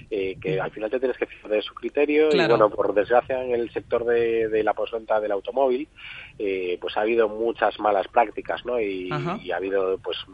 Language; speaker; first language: Spanish; native; Spanish